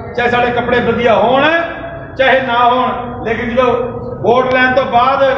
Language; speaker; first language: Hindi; non-native, local second language; Punjabi